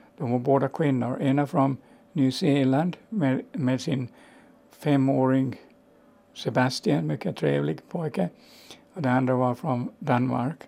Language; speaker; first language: Swedish; native; Swedish